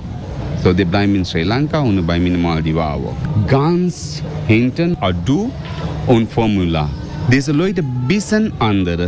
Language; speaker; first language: German; non-native, learner; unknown